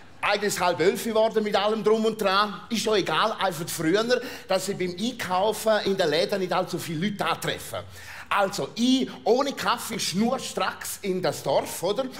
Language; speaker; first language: German; native; German